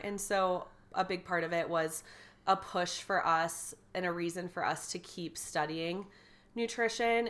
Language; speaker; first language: English; native; English